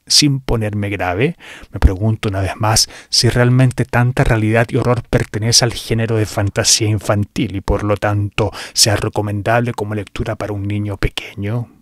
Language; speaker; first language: Spanish; native; Spanish